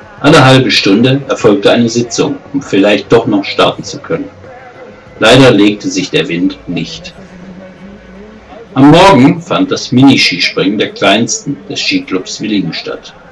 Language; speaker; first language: German; native; German